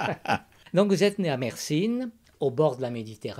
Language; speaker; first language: French; native; French